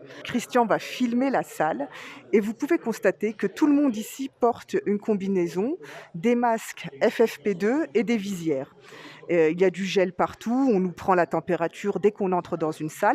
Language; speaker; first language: French; native; French